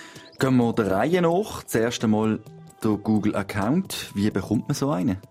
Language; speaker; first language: German; non-native, local second language; Swiss German